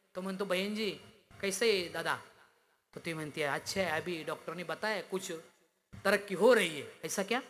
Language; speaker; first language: Hindi; non-native, local second language; Marathi